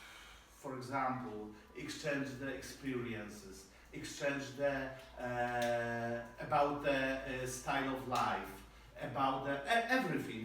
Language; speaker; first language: English; non-native, learner; Polish